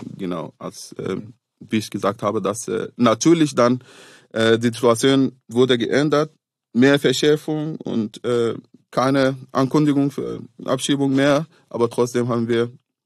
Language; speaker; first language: German; non-native, fluent; Arabic